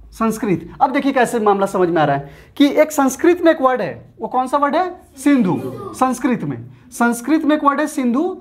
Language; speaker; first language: Hindi; native; Hindi